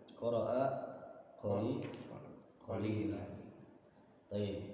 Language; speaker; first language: Arabic; non-native, fluent; Indonesian